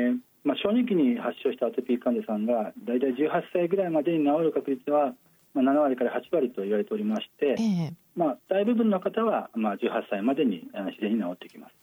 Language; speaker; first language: Japanese; native; Japanese